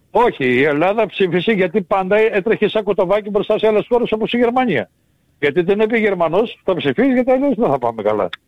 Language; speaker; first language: Greek; native; Greek